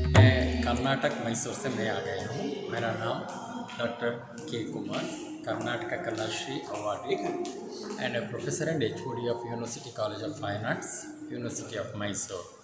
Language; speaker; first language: Hindi; non-native, local second language; Kannada